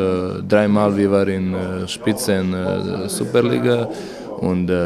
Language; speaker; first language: German; non-native, learner; Croatian